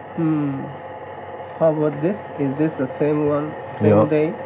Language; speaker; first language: English; non-native, learner; Japanese